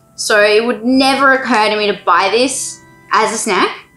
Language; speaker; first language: English; native; English